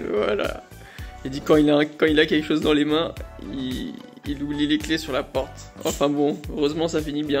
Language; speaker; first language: French; native; French